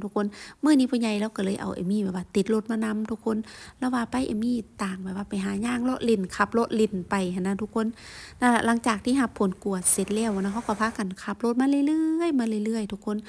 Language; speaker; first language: Thai; non-native, local second language; Lao